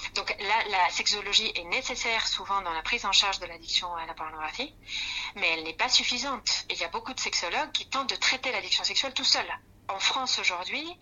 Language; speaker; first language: French; non-native, fluent; Spanish